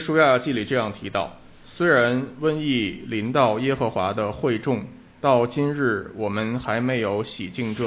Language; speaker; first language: Chinese; non-native, local second language; Cantonese